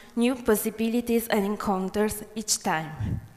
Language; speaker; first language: English; non-native, fluent; Italian